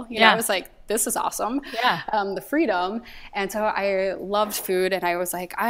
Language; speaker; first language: English; native; English